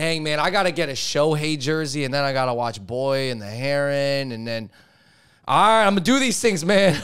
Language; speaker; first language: English; native; English